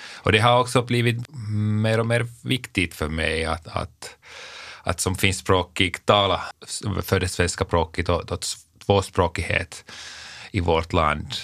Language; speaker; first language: Swedish; non-native, local second language; Finnish